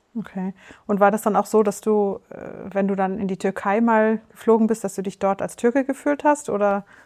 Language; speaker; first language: German; native; German